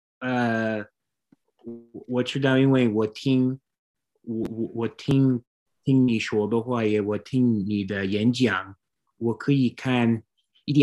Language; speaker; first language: Chinese; non-native, learner; English